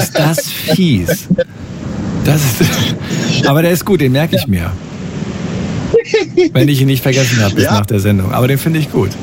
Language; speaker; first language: German; native; German